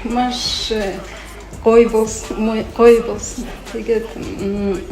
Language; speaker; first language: Mongolian; non-native, learner; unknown